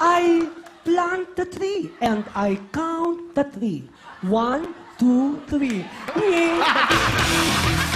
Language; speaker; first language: English; non-native, local second language; Filipino